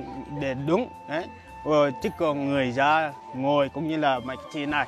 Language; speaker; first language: Vietnamese; non-native, learner; Portuguese